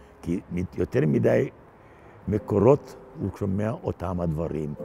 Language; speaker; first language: Hebrew; non-native, fluent; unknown